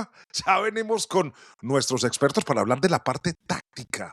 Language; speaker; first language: Spanish; native; Spanish